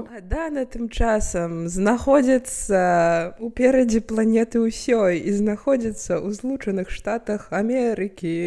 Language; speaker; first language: Belarusian; non-native, local second language; Russian